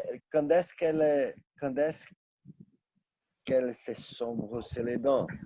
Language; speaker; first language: French; non-native, learner; Portuguese